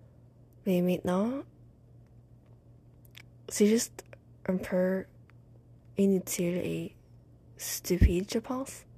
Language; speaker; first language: French; non-native, learner; English